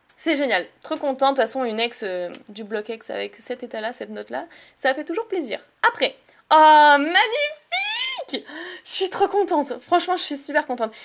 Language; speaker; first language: French; native; French